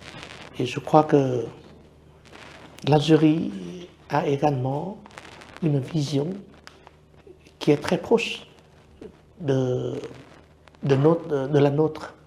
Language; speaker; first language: French; non-native, fluent; Vietnamese